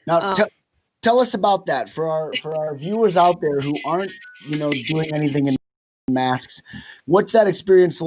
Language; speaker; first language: English; native; English